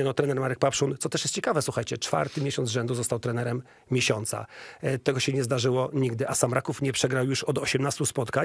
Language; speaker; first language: Polish; native; Polish